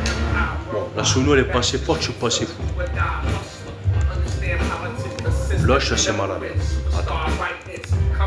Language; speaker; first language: French; native; French